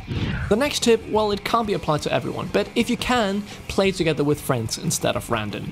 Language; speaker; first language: English; non-native, fluent; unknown